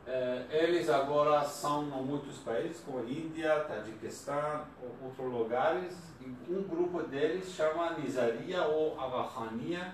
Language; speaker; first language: Portuguese; non-native, learner; Persian